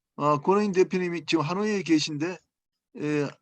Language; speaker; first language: Korean; native; Korean